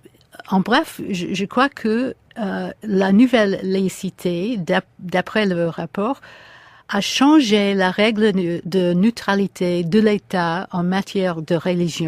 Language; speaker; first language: French; non-native, fluent; English